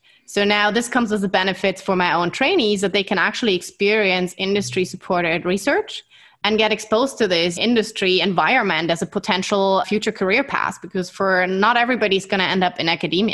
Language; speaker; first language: English; non-native, fluent; German